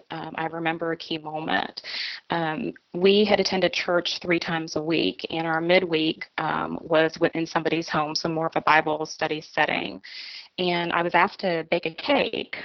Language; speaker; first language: English; native; English